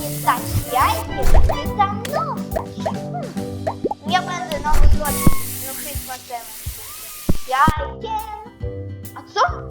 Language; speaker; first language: Polish; non-native, learner; Ukrainian